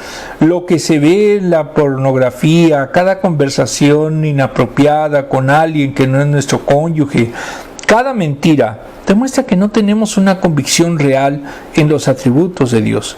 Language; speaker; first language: Spanish; native; Spanish